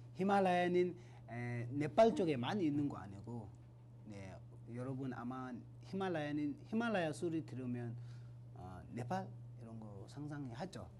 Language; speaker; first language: Korean; non-native, learner; Tibetan